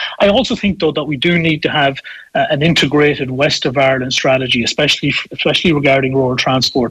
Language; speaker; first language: English; native; English